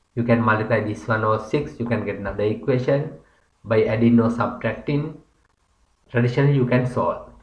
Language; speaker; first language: English; non-native, local second language; Sinhala